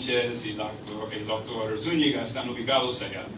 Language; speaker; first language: Spanish; non-native, fluent; English